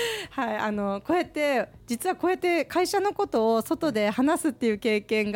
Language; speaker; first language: Japanese; native; Japanese